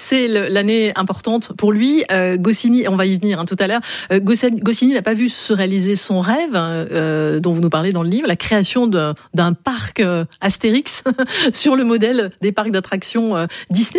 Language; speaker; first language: French; native; French